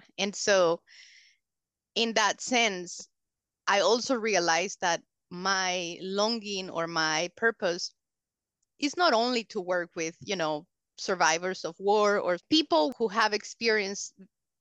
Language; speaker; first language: English; non-native, fluent; Spanish